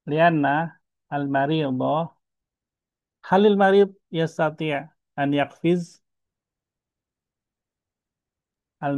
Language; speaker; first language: Arabic; non-native, fluent; Indonesian